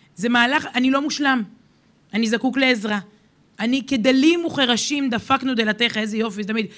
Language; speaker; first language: Hebrew; native; Hebrew